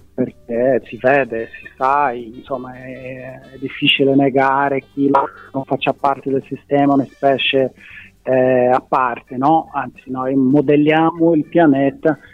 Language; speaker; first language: Italian; non-native, fluent; Portuguese